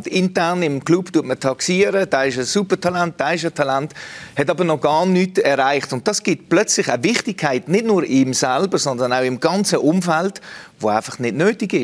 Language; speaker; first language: German; native; German